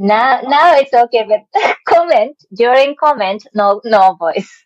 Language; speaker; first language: English; non-native, learner; Japanese